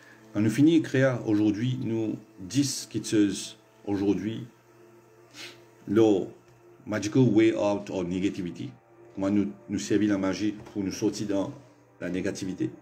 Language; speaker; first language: French; non-native, local second language; Morisyen